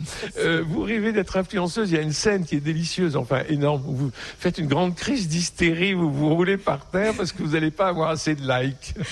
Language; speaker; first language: French; native; French